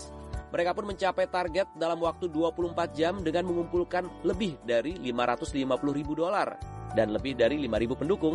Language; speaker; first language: Indonesian; native; Indonesian